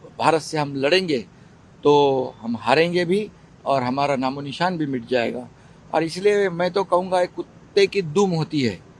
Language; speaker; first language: Hindi; non-native, local second language; Marathi